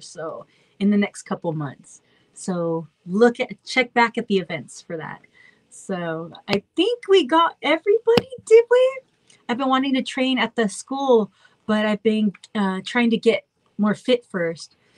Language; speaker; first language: English; native; English